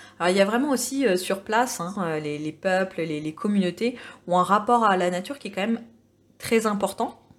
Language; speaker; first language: French; native; French